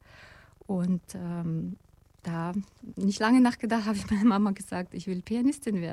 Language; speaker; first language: German; non-native, fluent; Russian